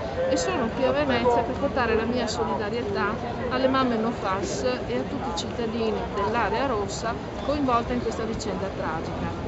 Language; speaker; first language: Italian; native; Italian